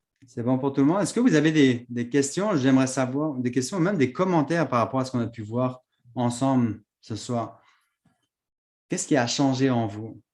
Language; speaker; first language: French; native; French